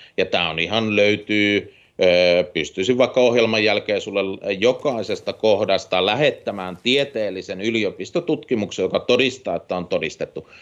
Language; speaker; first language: Finnish; native; Finnish